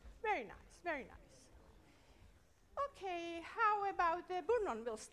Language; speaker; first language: English; non-native, learner; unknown